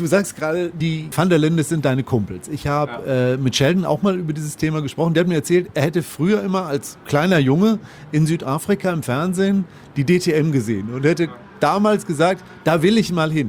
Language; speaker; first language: German; native; German